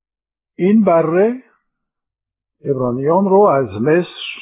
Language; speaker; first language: Persian; non-native, fluent; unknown